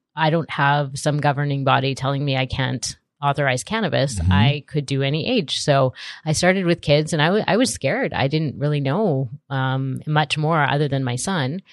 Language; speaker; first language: English; native; English